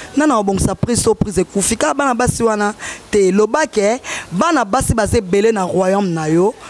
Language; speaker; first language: Lingala; non-native, local second language; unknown